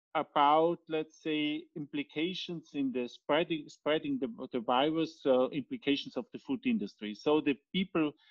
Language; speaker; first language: English; non-native, fluent; Italian